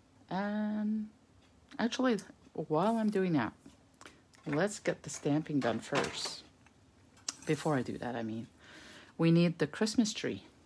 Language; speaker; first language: English; native; English